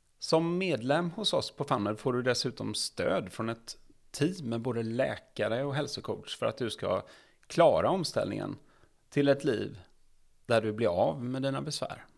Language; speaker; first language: Swedish; native; Swedish